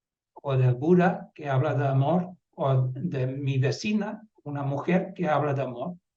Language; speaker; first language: Spanish; non-native, fluent; Dutch